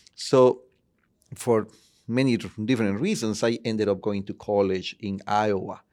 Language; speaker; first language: English; non-native, fluent; Spanish